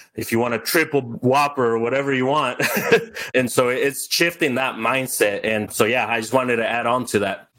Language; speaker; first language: English; early bilingual, other home language; Spanish